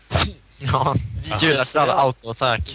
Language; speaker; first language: Swedish; native; Swedish